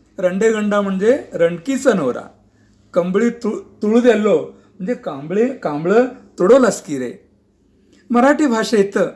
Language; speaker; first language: Marathi; non-native, local second language; Kannada